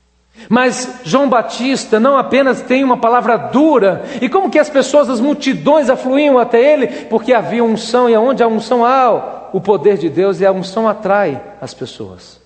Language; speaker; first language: Portuguese; native; Portuguese